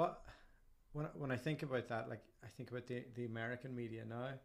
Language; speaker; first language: English; native; English